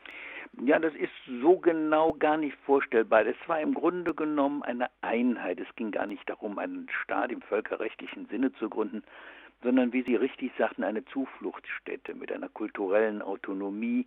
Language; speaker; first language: German; native; German